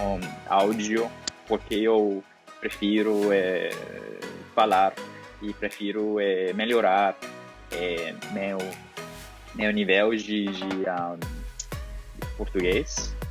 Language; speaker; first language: Portuguese; non-native, learner; Spanish